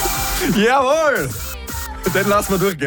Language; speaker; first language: German; native; German